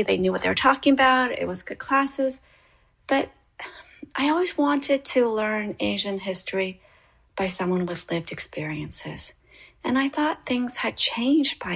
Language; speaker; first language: English; native; English